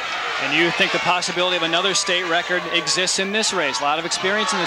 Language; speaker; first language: English; native; English